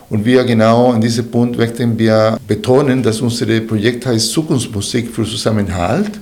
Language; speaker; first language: German; non-native, fluent; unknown